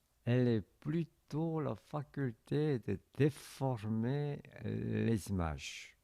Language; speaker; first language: French; non-native, fluent; Korean